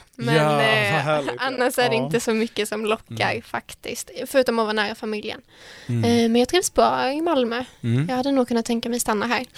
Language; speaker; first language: Swedish; native; Swedish